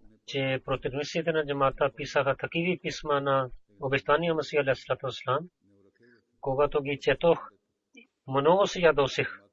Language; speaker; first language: Bulgarian; non-native, learner; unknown